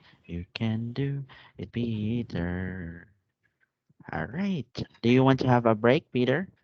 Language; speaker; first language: English; non-native, local second language; Filipino